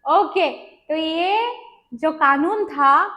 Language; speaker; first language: Hindi; non-native, local second language; Bangla